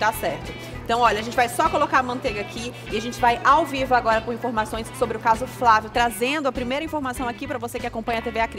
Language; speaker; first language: Portuguese; native; Portuguese